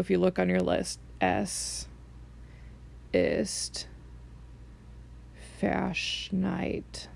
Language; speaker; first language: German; non-native, fluent; English